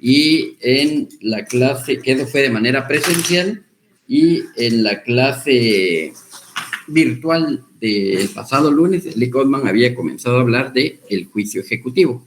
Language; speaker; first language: Spanish; native; Spanish